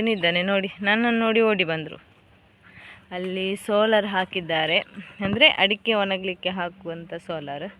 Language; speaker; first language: Kannada; non-native, local second language; Tulu